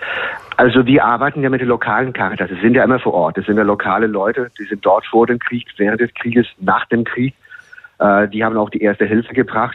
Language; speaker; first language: German; non-native, fluent; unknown